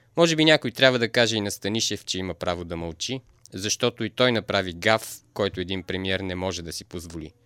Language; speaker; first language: Bulgarian; native; Bulgarian